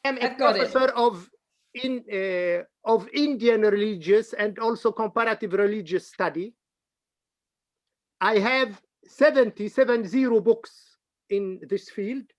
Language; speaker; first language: English; non-native, fluent; Arabic